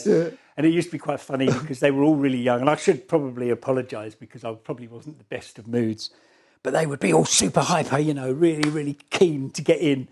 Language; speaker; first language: English; native; English